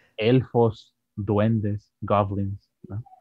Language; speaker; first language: Spanish; native; Spanish